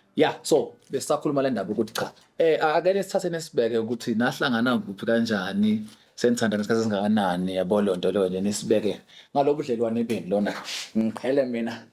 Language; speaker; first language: Zulu; native; Zulu